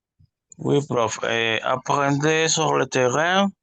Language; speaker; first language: French; non-native, learner; Spanish